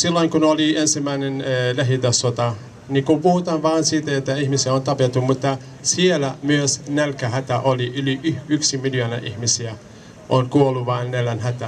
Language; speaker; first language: Finnish; non-native, learner; Kurdish